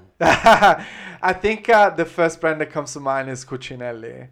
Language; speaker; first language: English; non-native, fluent; Italian